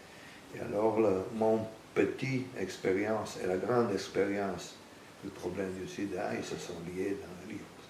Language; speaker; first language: French; non-native, fluent; Italian